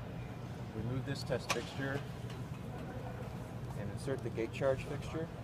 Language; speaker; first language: English; native; English